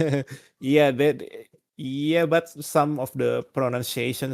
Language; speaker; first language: English; non-native, learner; Indonesian